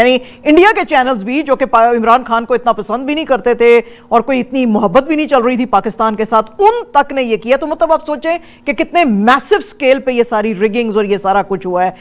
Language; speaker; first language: Urdu; native; Urdu